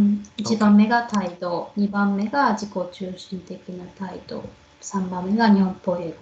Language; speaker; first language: Japanese; native; Japanese